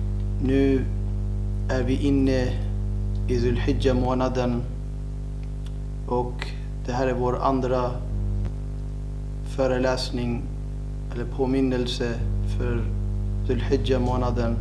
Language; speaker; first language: Swedish; non-native, fluent; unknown